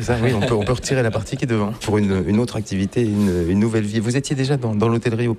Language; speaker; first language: French; native; French